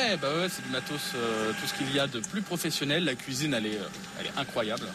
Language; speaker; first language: French; native; French